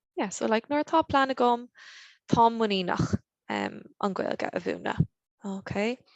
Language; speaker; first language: Irish; non-native, local second language; English